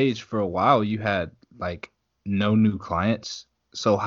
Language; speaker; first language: English; native; English